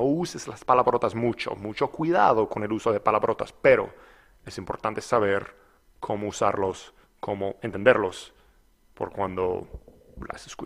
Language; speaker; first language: Spanish; non-native, fluent; English